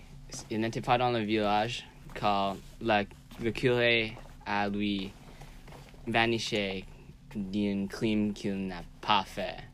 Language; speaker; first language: French; non-native, learner; English